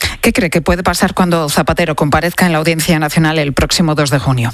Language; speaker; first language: Spanish; native; Spanish